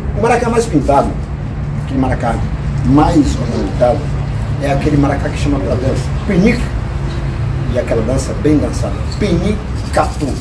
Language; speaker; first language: Portuguese; non-native, local second language; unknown